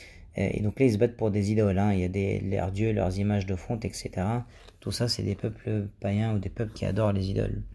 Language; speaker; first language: French; native; French